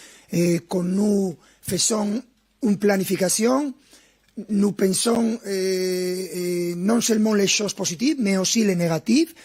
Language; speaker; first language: French; non-native, fluent; Spanish